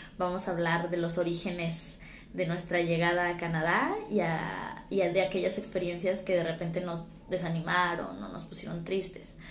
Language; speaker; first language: Spanish; native; Spanish